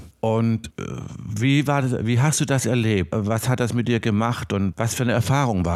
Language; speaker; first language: German; native; German